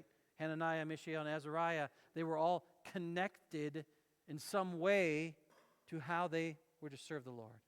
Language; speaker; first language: English; native; English